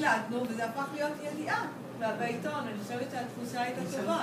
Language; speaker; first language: Hebrew; native; Hebrew